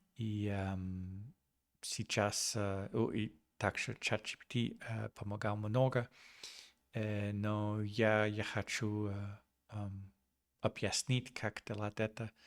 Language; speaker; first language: Russian; non-native, learner; English